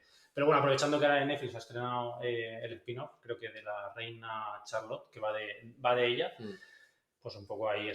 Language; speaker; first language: Spanish; native; Spanish